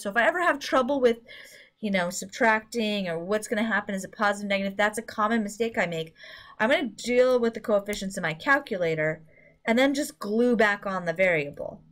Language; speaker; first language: English; native; English